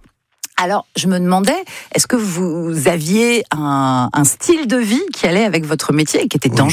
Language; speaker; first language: French; native; French